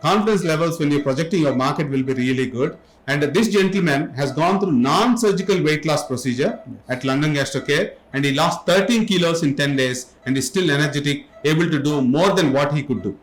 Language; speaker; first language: English; non-native, local second language; Telugu